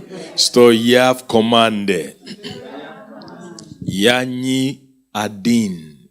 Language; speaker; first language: Russian; non-native, fluent; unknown